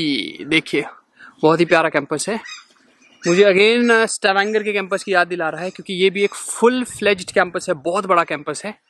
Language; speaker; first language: Hindi; native; Hindi